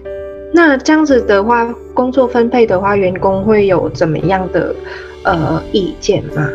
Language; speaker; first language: Chinese; non-native, fluent; Vietnamese